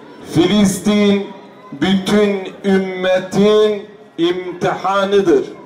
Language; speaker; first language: Turkish; native; Turkish